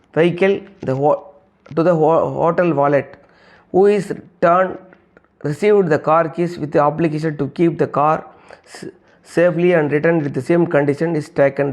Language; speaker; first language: English; non-native, local second language; Tamil